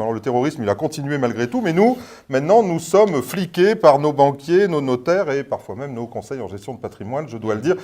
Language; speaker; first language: French; native; French